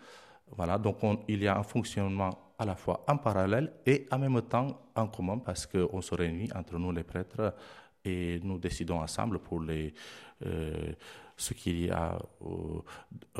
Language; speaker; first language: French; non-native, fluent; Romanian